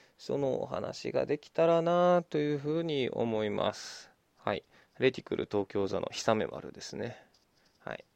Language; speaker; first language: Japanese; native; Japanese